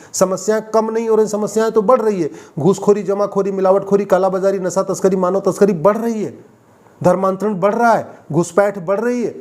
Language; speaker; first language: Hindi; native; Hindi